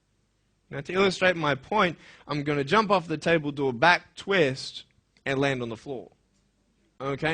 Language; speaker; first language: English; native; English